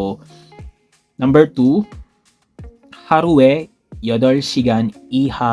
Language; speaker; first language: Korean; non-native, fluent; Filipino